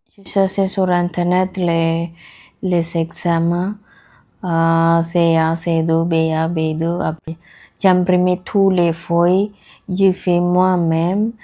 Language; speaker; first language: French; non-native, learner; Tamil